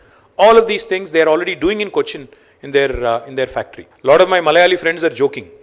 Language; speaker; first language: English; non-native, local second language; Telugu